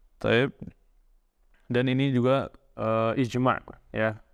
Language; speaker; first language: Indonesian; native; Indonesian